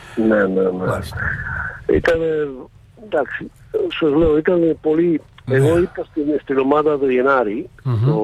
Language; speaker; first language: Greek; non-native, fluent; Slovak